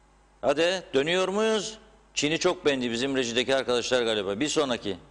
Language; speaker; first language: Turkish; native; Turkish